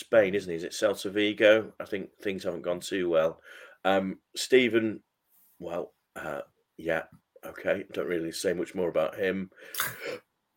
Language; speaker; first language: English; native; English